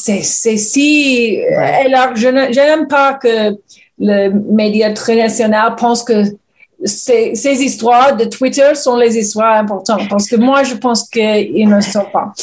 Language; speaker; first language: French; non-native, learner; English